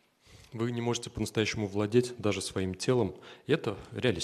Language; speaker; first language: Russian; native; Russian